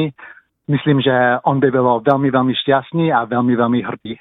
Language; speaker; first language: Czech; early bilingual, heritage; English